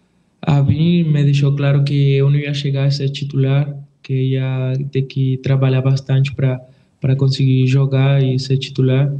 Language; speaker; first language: Portuguese; non-native, fluent; Spanish